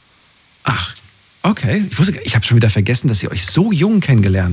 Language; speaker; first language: German; native; German